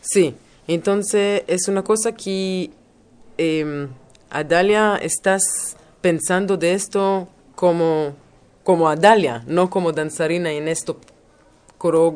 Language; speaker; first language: Spanish; non-native, learner; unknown